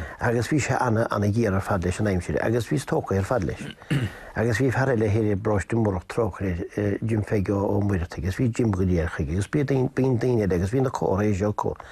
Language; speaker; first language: Irish; native; Irish